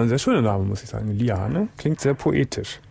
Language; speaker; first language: German; native; German